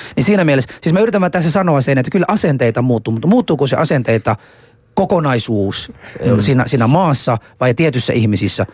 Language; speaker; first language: Finnish; early bilingual, other home language; Somali